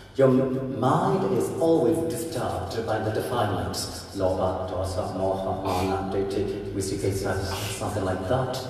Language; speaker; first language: English; non-native, fluent; Burmese